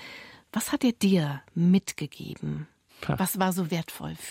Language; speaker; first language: German; native; German